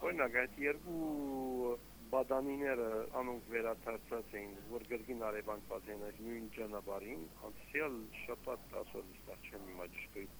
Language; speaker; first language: Armenian; early bilingual, heritage; Armenian